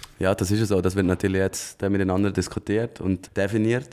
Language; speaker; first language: German; native; German